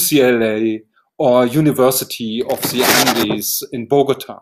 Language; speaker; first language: Italian; non-native, learner; German